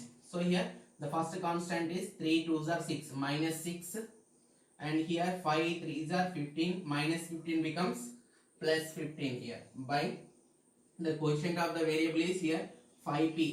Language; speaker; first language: English; non-native, local second language; Telugu